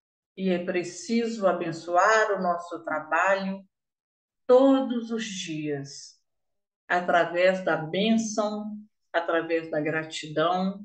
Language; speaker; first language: Portuguese; native; Portuguese